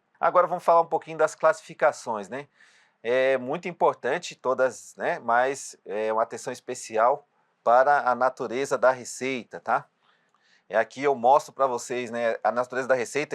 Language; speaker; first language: Portuguese; native; Portuguese